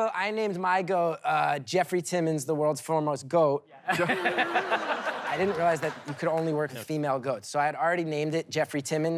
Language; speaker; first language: English; native; English